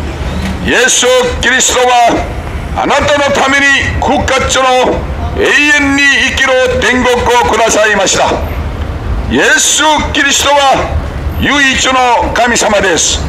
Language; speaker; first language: Japanese; non-native, learner; Korean